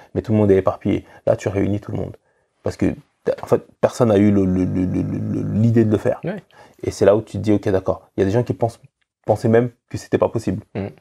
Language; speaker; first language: French; native; French